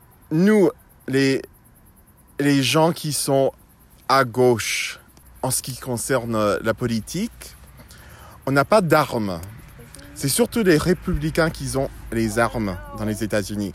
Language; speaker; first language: French; non-native, fluent; English